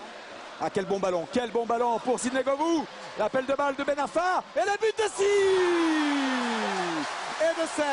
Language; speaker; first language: French; native; French